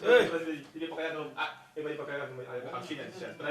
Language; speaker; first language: Russian; non-native, learner; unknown